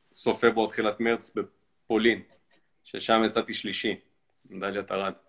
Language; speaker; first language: Hebrew; early bilingual, other home language; Russian